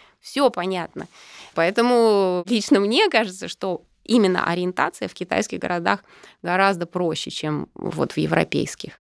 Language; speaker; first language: Russian; native; Russian